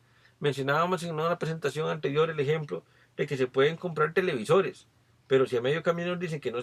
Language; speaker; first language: Spanish; native; Spanish